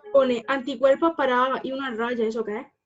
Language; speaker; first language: Spanish; native; Spanish